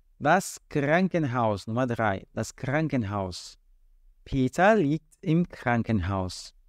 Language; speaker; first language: German; non-native, fluent; Portuguese